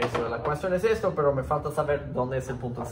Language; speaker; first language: Spanish; non-native, fluent; English